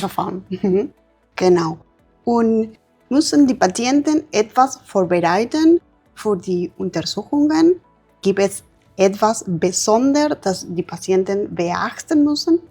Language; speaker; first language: German; non-native, learner; Spanish